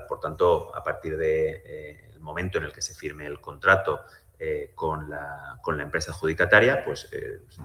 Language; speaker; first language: Spanish; native; Spanish